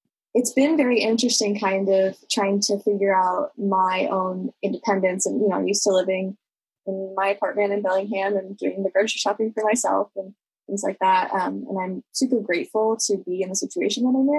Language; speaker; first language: English; native; English